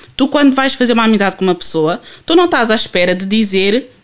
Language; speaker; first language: Portuguese; native; Portuguese